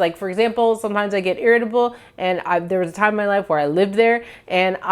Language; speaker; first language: English; native; English